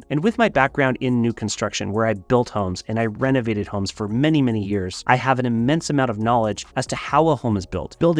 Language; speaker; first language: English; native; English